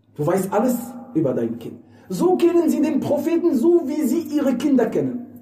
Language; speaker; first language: German; non-native, fluent; Arabic